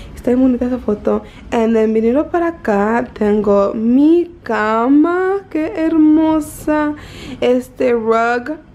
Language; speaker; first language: Spanish; early bilingual, heritage; Spanish